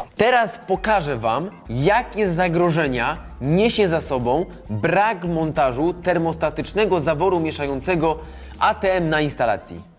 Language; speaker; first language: Polish; native; Polish